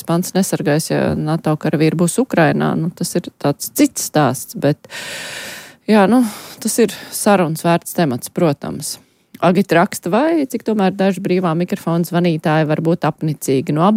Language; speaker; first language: Latvian; native; Latvian